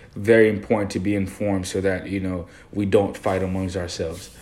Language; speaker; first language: English; early bilingual, other home language; Haitian Creole